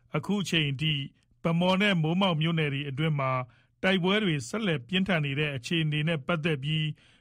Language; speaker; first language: Burmese; native; Burmese